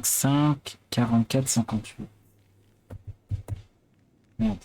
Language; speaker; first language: French; native; French